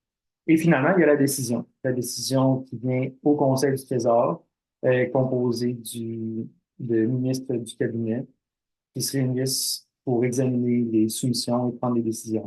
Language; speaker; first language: French; native; French